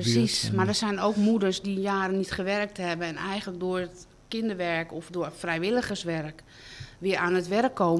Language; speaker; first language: Dutch; native; Dutch